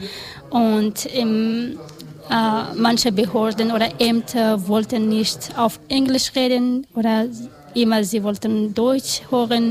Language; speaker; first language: German; non-native, learner; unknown